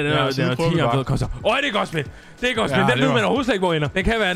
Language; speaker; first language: Danish; native; Danish